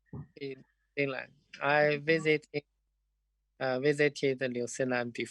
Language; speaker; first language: English; non-native, learner; Chinese